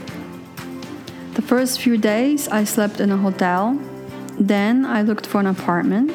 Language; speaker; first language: English; native; English